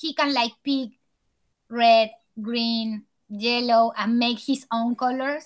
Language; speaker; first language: English; non-native, fluent; Spanish